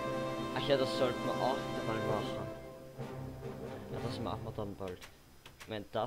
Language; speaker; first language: German; native; German